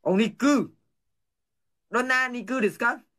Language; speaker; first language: Japanese; non-native, learner; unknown